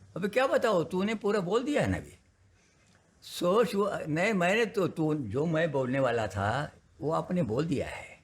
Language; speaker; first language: Hindi; non-native, local second language; Marathi